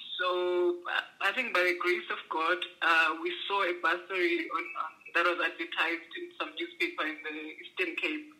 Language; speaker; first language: English; non-native, local second language; Xhosa